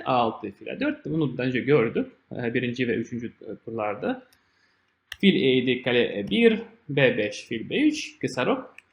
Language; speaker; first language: Turkish; non-native, fluent; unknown